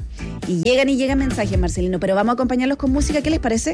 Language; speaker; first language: Spanish; native; Spanish